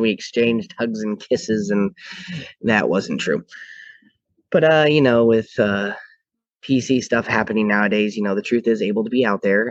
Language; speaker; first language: English; native; English